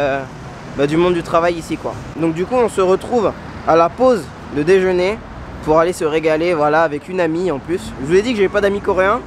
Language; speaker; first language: French; native; French